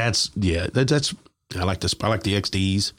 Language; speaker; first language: English; native; English